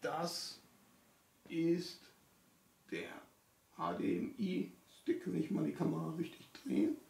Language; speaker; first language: German; native; German